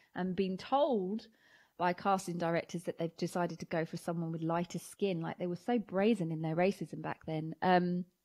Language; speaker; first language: English; native; English